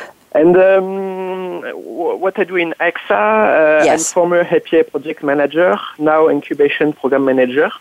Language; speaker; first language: English; non-native, fluent; French